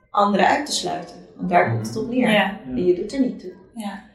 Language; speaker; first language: Dutch; native; Dutch